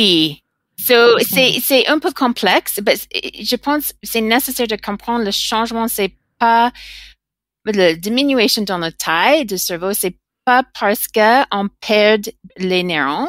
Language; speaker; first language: French; non-native, learner; English